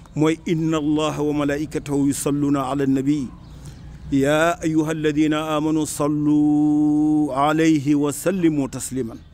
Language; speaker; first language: Wolof; native; Wolof